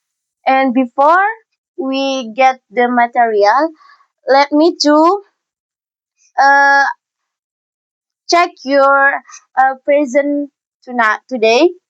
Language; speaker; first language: English; non-native, learner; Indonesian